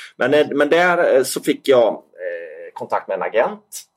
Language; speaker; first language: Swedish; native; Swedish